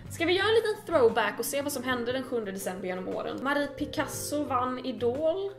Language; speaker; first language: Swedish; native; Swedish